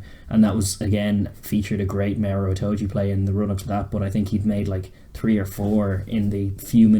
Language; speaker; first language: English; native; English